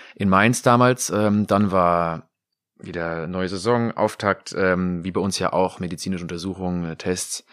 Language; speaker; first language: German; native; German